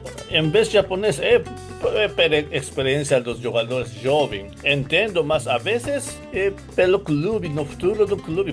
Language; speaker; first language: Portuguese; non-native, learner; Japanese